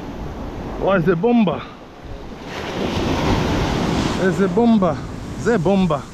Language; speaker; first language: Hebrew; native; Hebrew